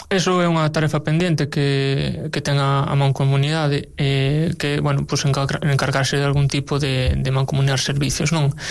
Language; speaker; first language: Galician; native; Galician